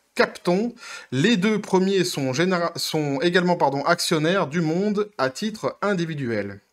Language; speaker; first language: French; native; French